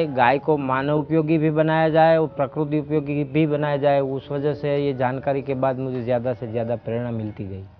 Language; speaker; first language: Hindi; non-native, local second language; Gujarati